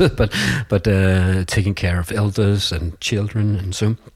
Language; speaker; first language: English; non-native, fluent; Danish